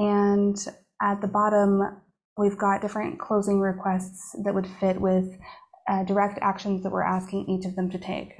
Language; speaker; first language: English; native; English